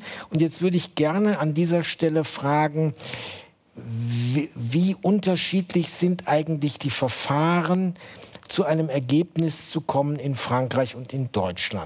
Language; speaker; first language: German; native; German